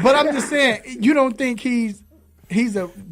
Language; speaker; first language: English; native; English